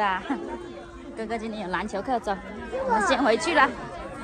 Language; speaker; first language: Chinese; native; Chinese